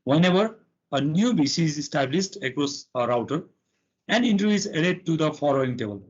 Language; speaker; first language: English; non-native, local second language; Nepali